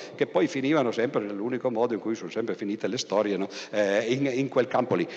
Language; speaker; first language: Italian; native; Italian